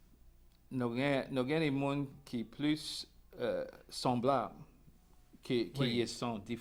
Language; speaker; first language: French; non-native, local second language; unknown